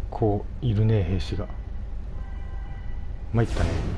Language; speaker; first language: Japanese; native; Japanese